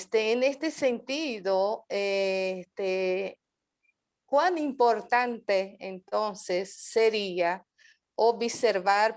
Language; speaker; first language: Spanish; non-native, fluent; Portuguese